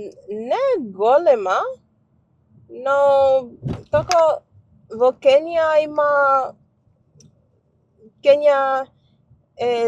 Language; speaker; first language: Macedonian; non-native, learner; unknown